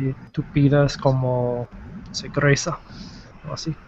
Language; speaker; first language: Spanish; non-native, fluent; English